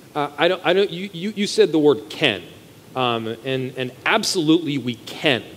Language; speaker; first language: English; native; English